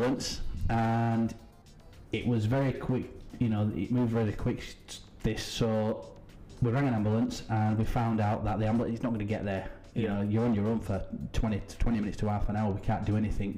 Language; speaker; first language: English; native; English